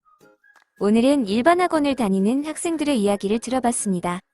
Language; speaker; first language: Korean; native; Korean